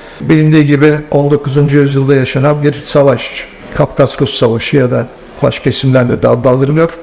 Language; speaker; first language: Turkish; native; Turkish